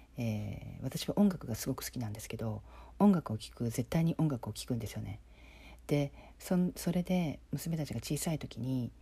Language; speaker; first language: Japanese; native; Japanese